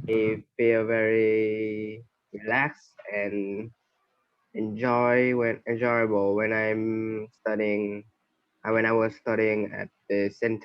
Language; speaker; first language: English; non-native, learner; Vietnamese